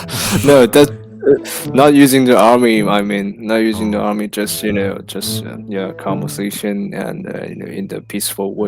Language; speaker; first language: English; non-native, learner; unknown